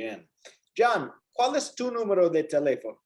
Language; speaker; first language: Spanish; non-native, fluent; English